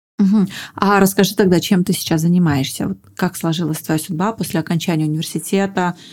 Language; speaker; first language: Russian; native; Russian